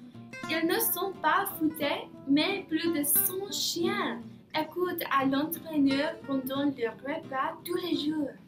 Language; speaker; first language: French; non-native, learner; English